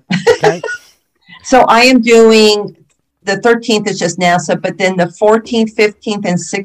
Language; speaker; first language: English; native; English